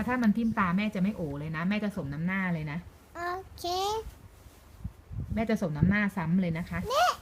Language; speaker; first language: Thai; native; Thai